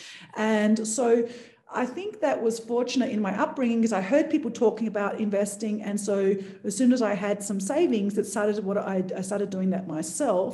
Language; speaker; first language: English; native; English